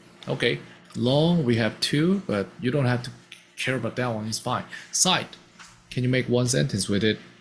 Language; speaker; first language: English; non-native, fluent; Korean